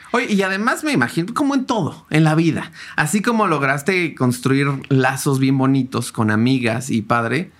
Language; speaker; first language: Spanish; native; Spanish